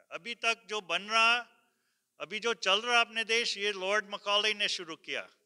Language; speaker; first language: Hindi; early bilingual, heritage; Hindi